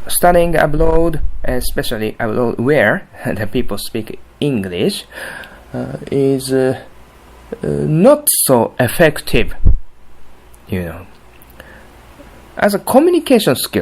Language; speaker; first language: English; non-native, learner; Japanese